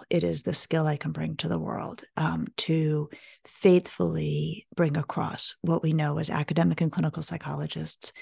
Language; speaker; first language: English; native; English